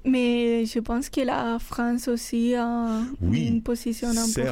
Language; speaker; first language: French; non-native, learner; Spanish